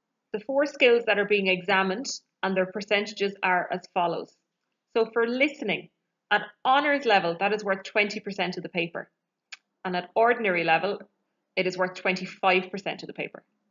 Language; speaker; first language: English; native; English